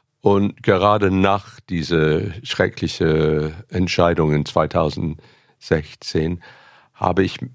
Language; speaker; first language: German; non-native, fluent; English